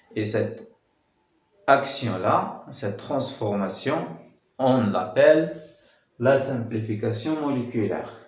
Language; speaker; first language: French; non-native, local second language; Arabic